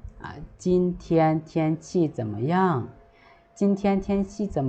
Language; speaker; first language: Chinese; non-native, fluent; Lao